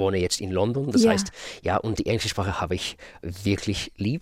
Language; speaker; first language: German; non-native, fluent; Russian